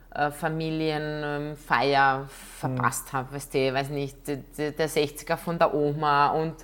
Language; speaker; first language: German; non-native, fluent; Croatian